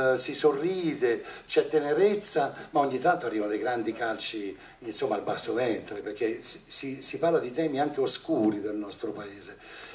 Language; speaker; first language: Italian; native; Italian